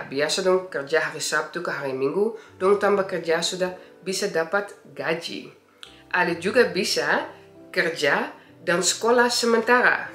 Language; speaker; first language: Indonesian; early bilingual, heritage; Indonesian